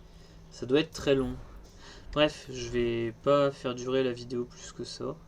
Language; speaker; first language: French; native; French